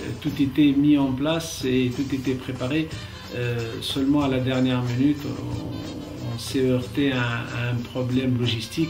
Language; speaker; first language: French; non-native, local second language; Arabic